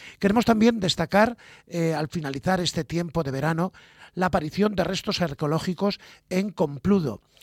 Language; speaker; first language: Spanish; native; Spanish